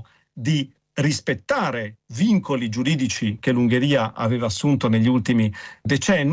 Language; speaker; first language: Italian; native; Italian